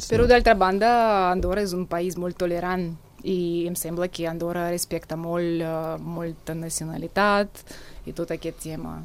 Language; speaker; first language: Catalan; non-native, fluent; Russian